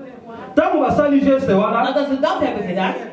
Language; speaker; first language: Dutch; early bilingual, other home language; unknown